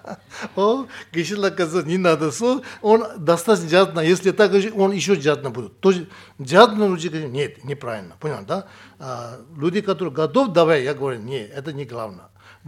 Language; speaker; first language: Russian; non-native, learner; Tibetan